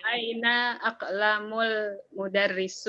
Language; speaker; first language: Arabic; non-native, learner; Indonesian